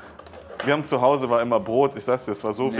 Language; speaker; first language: German; native; German